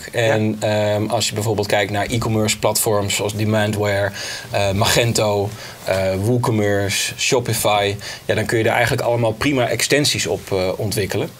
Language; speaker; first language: Dutch; native; Dutch